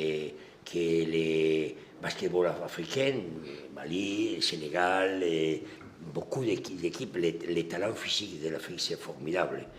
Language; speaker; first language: French; non-native, learner; Spanish